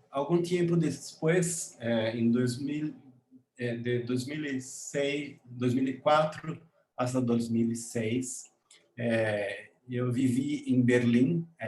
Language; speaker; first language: Spanish; non-native, learner; Portuguese